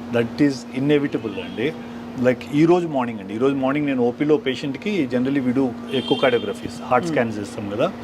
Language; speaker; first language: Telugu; native; Telugu